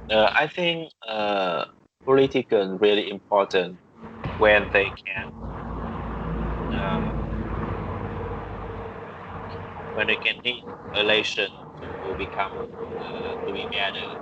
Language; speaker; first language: English; non-native, learner; Vietnamese